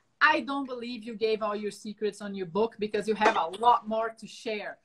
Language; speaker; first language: English; non-native, fluent; Portuguese